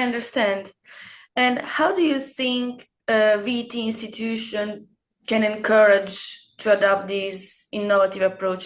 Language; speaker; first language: English; non-native, fluent; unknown